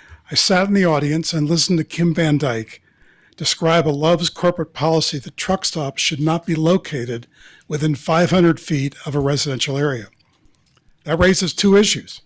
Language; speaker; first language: English; native; English